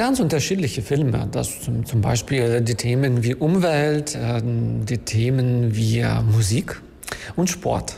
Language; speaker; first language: German; non-native, fluent; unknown